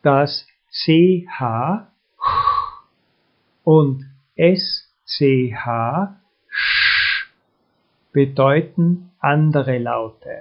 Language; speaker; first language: German; native; German